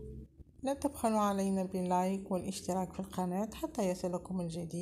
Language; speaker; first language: Arabic; native; Arabic